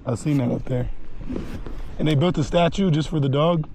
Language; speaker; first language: English; native; English